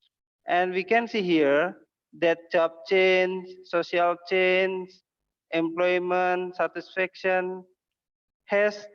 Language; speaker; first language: English; non-native, learner; Indonesian